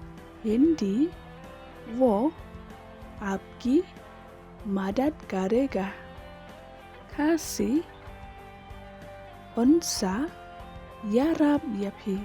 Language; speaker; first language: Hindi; non-native, local second language; Khasi